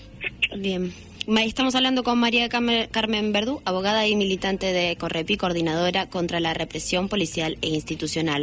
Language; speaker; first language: Spanish; native; Spanish